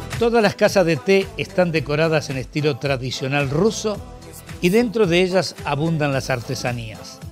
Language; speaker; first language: Spanish; native; Spanish